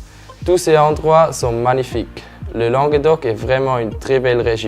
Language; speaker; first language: French; non-native, fluent; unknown